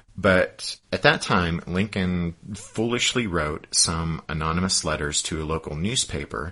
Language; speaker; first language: English; native; English